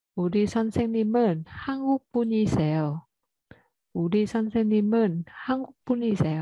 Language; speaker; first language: Korean; non-native, fluent; Vietnamese